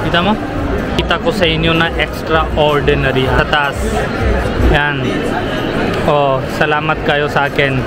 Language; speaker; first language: Filipino; non-native, learner; Hindi